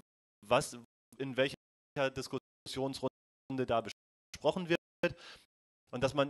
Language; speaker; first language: German; native; German